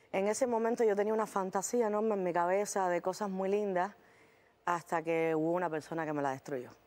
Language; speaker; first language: Spanish; native; Spanish